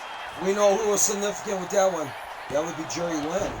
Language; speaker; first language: English; native; English